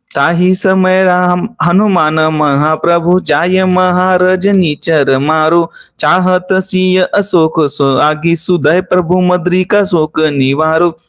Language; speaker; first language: Hindi; non-native, local second language; Marathi